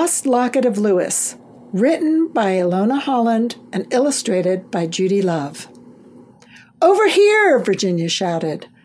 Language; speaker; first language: English; early bilingual, other home language; German